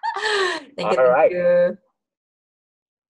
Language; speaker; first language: English; non-native, local second language; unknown